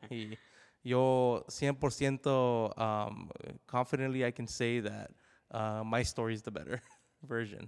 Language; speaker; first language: English; early bilingual, other home language; Spanish